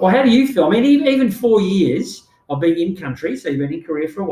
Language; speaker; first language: English; native; English